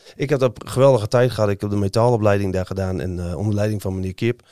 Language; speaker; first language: Dutch; native; Dutch